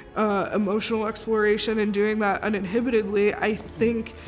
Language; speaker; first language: English; native; English